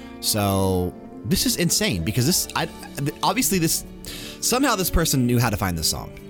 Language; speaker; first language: English; native; English